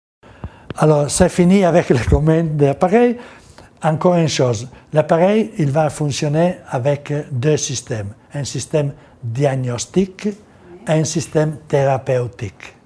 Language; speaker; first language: French; non-native, learner; Italian